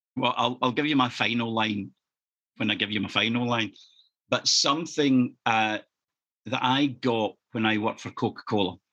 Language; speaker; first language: English; native; English